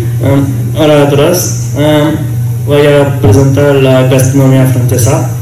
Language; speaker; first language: Spanish; non-native, learner; French